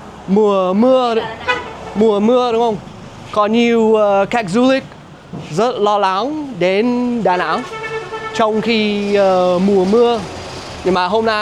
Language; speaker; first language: Vietnamese; non-native, learner; English